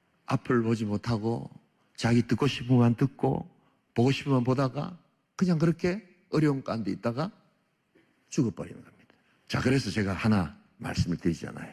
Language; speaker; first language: Korean; native; Korean